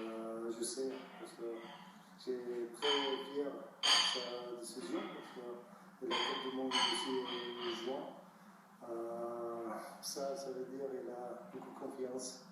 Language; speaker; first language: French; non-native, learner; Arabic